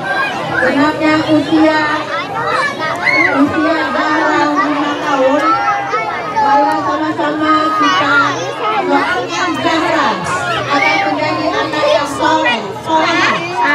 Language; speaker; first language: Indonesian; native; Indonesian